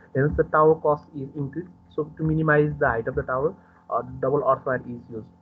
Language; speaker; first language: English; non-native, local second language; Nepali